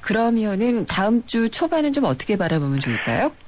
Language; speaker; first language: Korean; native; Korean